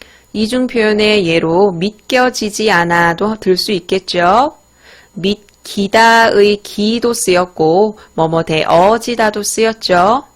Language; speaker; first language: Korean; native; Korean